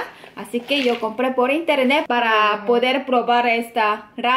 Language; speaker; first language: Spanish; non-native, fluent; Korean